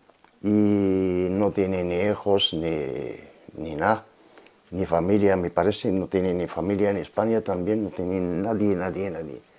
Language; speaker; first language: Spanish; non-native, learner; Arabic